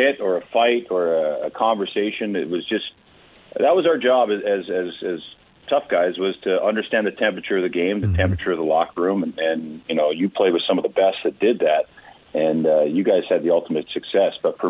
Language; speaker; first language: English; native; English